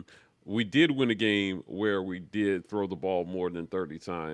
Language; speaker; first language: English; native; English